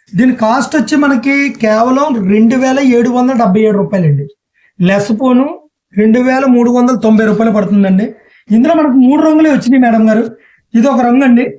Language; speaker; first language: Telugu; native; Telugu